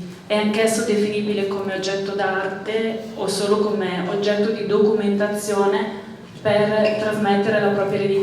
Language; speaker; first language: Italian; native; Italian